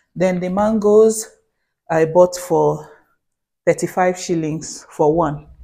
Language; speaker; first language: English; non-native, local second language; Hausa